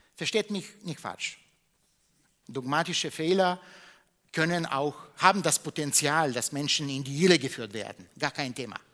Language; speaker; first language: German; non-native, fluent; Bulgarian